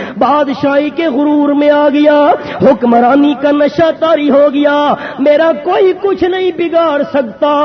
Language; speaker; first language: Urdu; non-native, local second language; Pashto